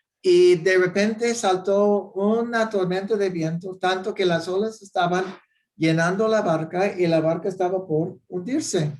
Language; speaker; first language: Spanish; non-native, fluent; English